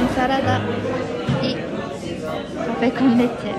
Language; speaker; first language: Spanish; non-native, learner; Japanese